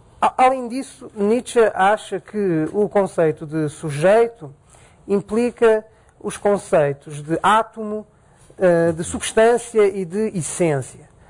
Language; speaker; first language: Portuguese; native; Portuguese